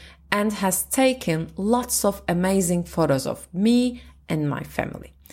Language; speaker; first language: English; non-native, fluent; Turkish